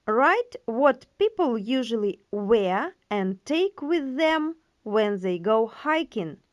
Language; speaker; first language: English; non-native, fluent; Ukrainian